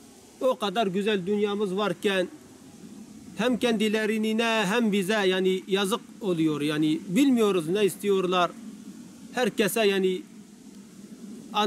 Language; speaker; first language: Turkish; non-native, local second language; Arabic